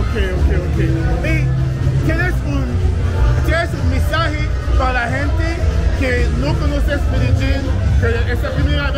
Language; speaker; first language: Spanish; non-native, learner; English